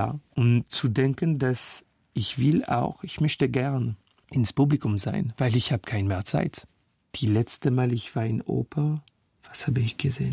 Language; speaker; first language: German; non-native, learner; French